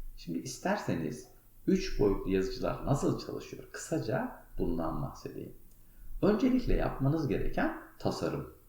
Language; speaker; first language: Turkish; native; Turkish